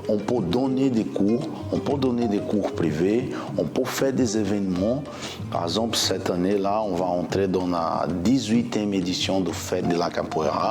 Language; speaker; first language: French; non-native, fluent; Portuguese